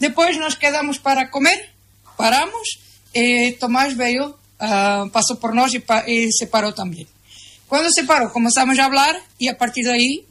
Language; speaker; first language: Spanish; non-native, learner; Portuguese